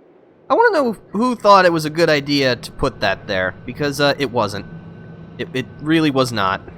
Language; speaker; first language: English; native; English